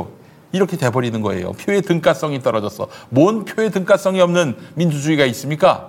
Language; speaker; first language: Korean; native; Korean